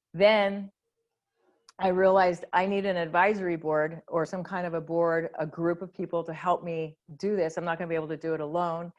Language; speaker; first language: English; native; English